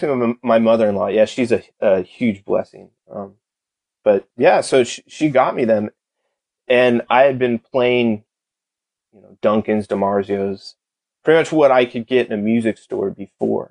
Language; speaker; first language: English; native; English